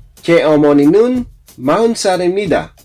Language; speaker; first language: Korean; non-native, learner; Filipino